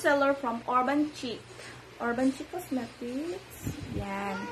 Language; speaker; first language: English; non-native, local second language; Filipino